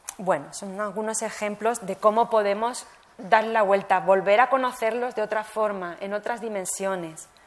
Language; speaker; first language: Spanish; native; Spanish